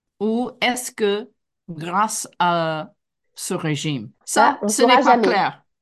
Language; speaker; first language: French; non-native, fluent; English